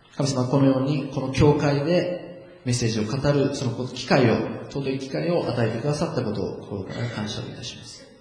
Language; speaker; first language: Japanese; native; Japanese